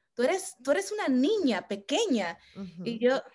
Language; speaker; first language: Spanish; early bilingual, heritage; Spanish